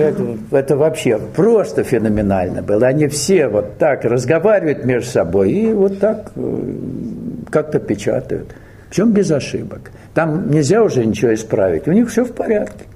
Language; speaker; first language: Russian; native; Russian